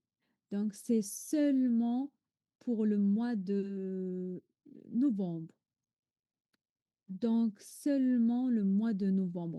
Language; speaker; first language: French; non-native, fluent; Arabic